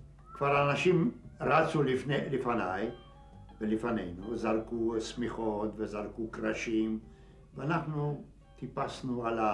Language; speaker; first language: Hebrew; non-native, fluent; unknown